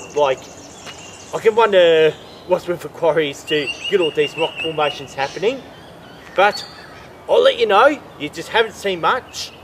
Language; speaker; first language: English; native; English